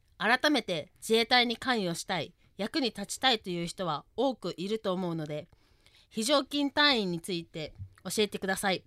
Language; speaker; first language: Japanese; native; Japanese